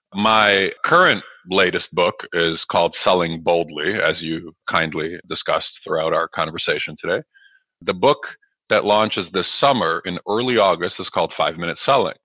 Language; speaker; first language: English; early bilingual, other home language; Russian